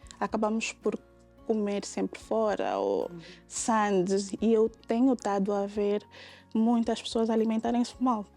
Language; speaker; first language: Portuguese; native; Portuguese